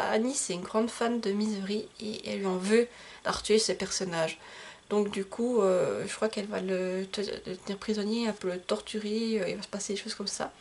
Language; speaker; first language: French; native; French